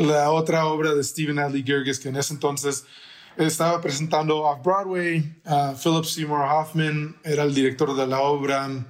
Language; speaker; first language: Spanish; early bilingual, heritage; Spanish